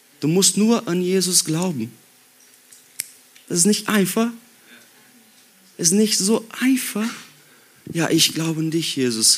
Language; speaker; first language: German; non-native, learner; Portuguese